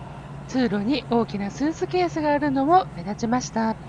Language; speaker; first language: Japanese; native; Japanese